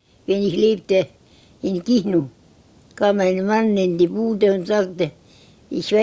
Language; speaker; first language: German; non-native, learner; Estonian